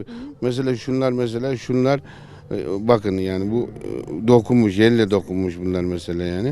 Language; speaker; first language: Turkish; non-native, local second language; Kyrgyz